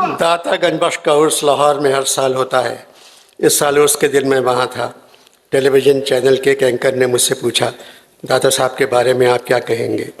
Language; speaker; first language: Urdu; native; Urdu